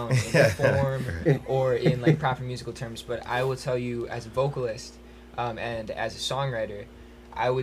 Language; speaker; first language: English; native; English